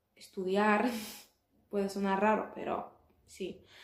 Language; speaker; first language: Spanish; early bilingual, other home language; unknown